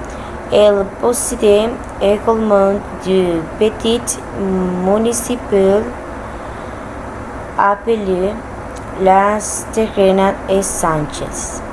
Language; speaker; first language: French; non-native, learner; Spanish